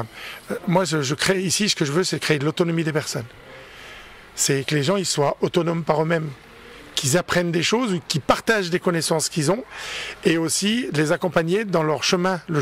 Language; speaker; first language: French; native; French